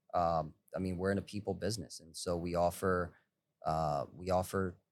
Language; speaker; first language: English; early bilingual, other home language; Hebrew